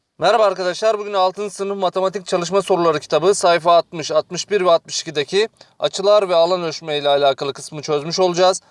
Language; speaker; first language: Turkish; native; Turkish